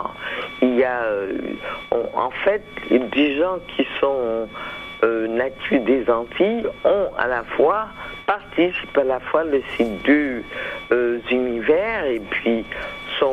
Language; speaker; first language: French; native; French